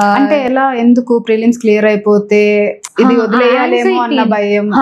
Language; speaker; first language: Telugu; native; Telugu